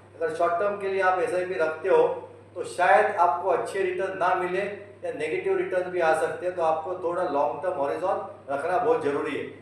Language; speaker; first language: Hindi; non-native, local second language; Marathi